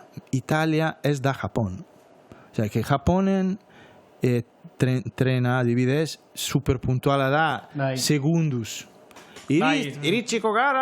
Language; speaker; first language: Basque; non-native, fluent; Italian